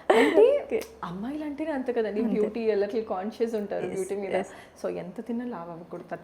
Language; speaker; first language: Telugu; native; Telugu